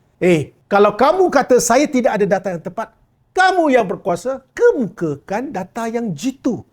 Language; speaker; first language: Malay; non-native, local second language; Chinese